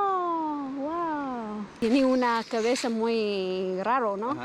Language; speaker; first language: Spanish; non-native, learner; English